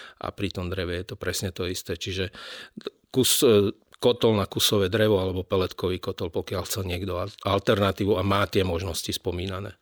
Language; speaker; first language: Slovak; native; Slovak